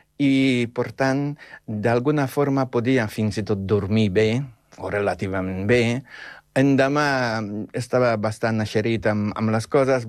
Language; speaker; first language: Catalan; non-native, fluent; Polish